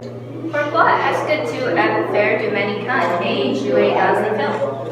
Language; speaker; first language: French; non-native, learner; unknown